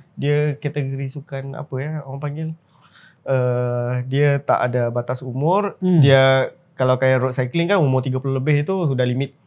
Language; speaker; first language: Malay; native; Malay